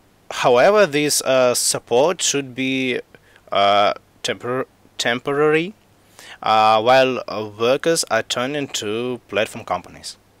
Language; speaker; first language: English; non-native, fluent; Russian